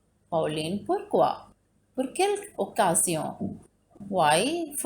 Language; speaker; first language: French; non-native, fluent; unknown